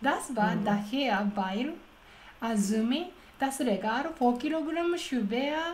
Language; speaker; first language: German; non-native, learner; Japanese